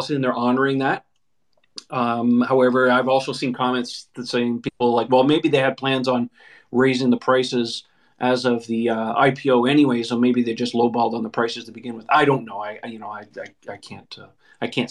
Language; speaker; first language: English; native; English